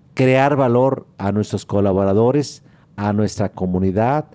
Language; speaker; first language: Spanish; native; Spanish